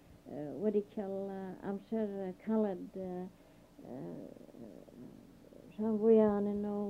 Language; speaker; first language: Welsh; early bilingual, heritage; Welsh